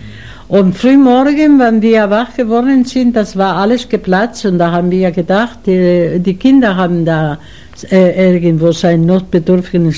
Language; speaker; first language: German; non-native, learner; Spanish